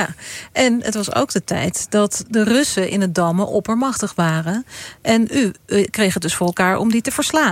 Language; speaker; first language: Dutch; native; Dutch